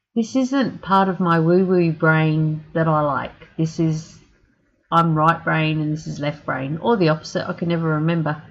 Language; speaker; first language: English; native; English